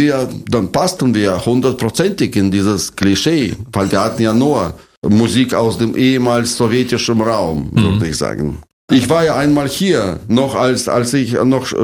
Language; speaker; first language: German; non-native, fluent; Russian